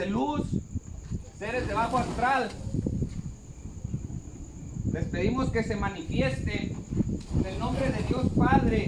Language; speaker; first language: Spanish; native; Spanish